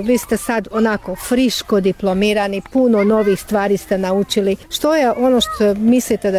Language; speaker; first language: Croatian; native; Croatian